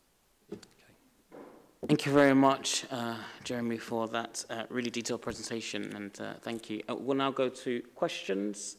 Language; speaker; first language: English; native; English